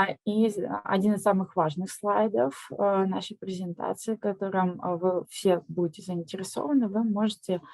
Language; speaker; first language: Russian; native; Russian